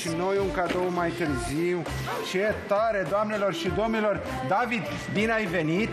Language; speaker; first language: Romanian; native; Romanian